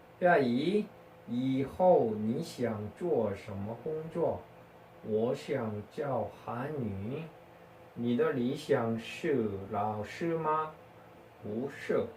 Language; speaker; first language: Chinese; non-native, fluent; Korean